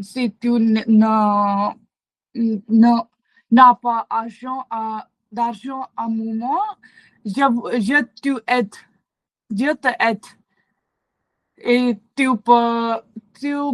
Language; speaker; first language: French; non-native, learner; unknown